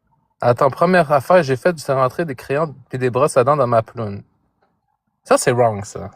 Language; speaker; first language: French; native; French